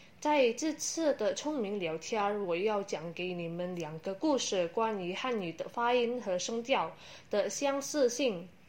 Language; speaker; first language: Chinese; non-native, learner; Indonesian